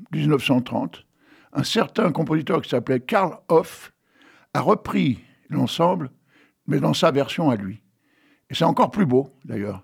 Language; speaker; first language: French; native; French